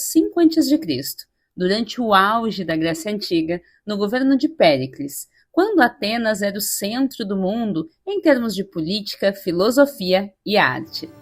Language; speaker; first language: Portuguese; native; Portuguese